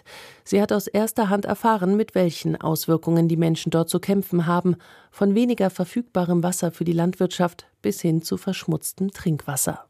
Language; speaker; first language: German; native; German